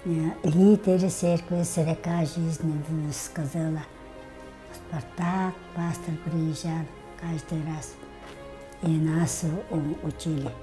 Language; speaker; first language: Russian; non-native, local second language; Tuvinian